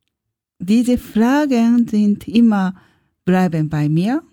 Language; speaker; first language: German; non-native, learner; Japanese